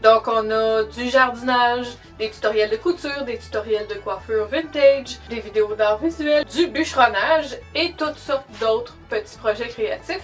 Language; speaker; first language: French; native; French